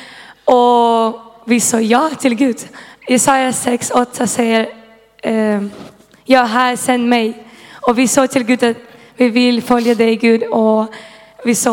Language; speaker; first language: Swedish; non-native, fluent; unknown